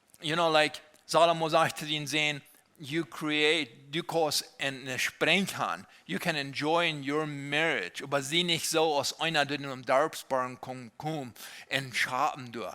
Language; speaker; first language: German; non-native, learner; Low German